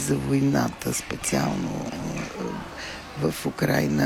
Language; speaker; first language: Bulgarian; native; Bulgarian